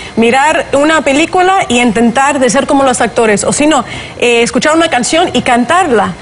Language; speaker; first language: Spanish; non-native, fluent; Russian